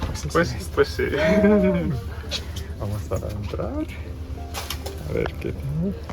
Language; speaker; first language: Spanish; non-native, fluent; Romanian